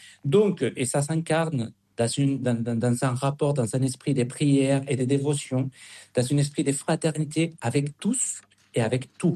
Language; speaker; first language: French; non-native, fluent; Spanish